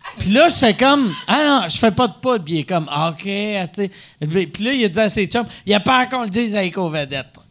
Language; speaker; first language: French; native; French